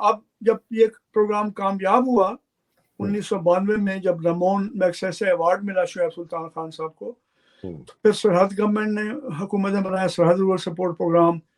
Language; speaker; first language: Urdu; non-native, local second language; Punjabi